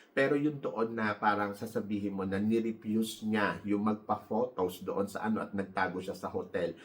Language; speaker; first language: Filipino; native; Filipino